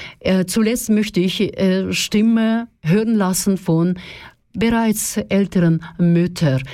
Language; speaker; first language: German; non-native, fluent; Russian